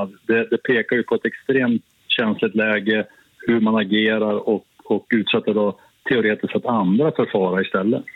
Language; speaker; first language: Swedish; native; Swedish